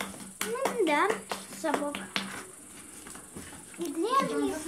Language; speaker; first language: Russian; native; Russian